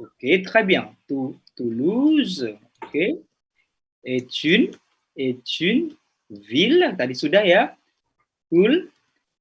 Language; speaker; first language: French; non-native, fluent; Indonesian